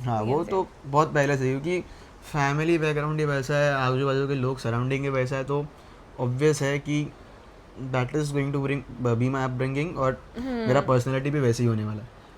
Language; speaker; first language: Hindi; non-native, local second language; Marathi